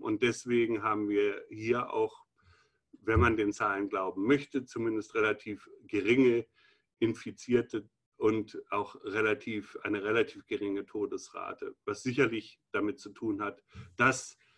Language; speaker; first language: German; native; German